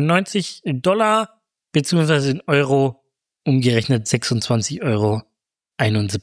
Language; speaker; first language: German; native; German